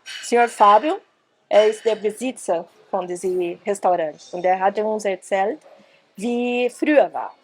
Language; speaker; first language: German; non-native, fluent; Portuguese